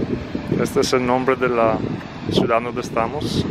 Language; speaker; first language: Spanish; non-native, fluent; Italian